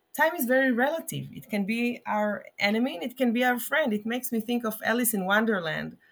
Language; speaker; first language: English; non-native, fluent; Hebrew